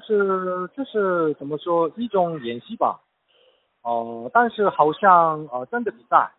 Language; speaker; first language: Chinese; non-native, learner; Korean